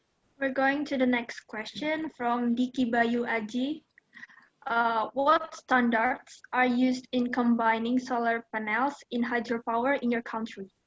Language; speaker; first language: English; non-native, fluent; Indonesian